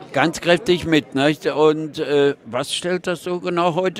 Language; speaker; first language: German; native; German